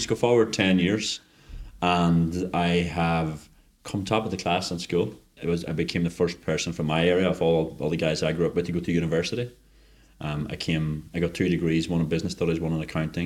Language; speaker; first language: English; native; English